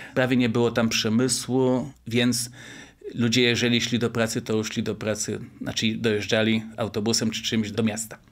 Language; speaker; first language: Polish; native; Polish